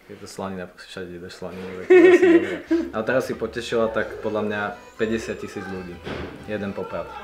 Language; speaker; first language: Slovak; native; Slovak